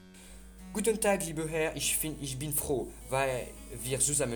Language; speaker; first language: German; non-native, learner; French